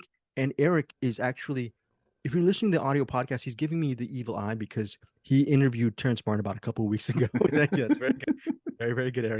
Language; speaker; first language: English; native; English